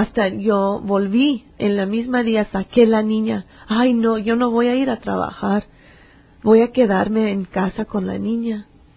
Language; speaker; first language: Spanish; early bilingual, heritage; English